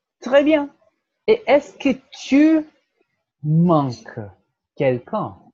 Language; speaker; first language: French; non-native, fluent; Portuguese